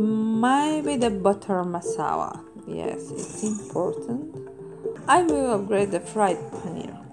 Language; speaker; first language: English; non-native, fluent; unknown